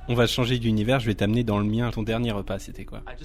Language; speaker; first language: French; native; French